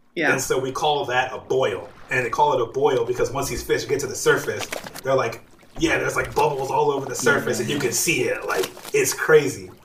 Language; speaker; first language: English; native; English